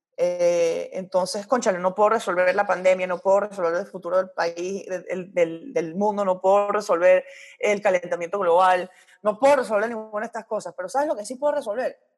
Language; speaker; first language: Spanish; early bilingual, heritage; Spanish